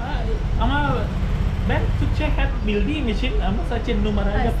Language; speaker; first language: Turkish; non-native, fluent; Khmer